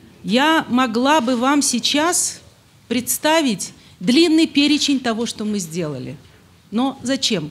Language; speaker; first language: Russian; native; Russian